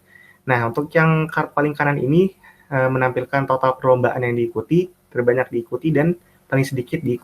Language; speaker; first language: Indonesian; native; Indonesian